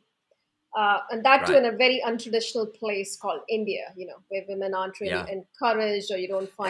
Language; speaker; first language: English; non-native, local second language; Hindi